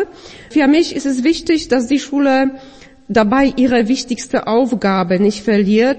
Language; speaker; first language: German; non-native, fluent; Polish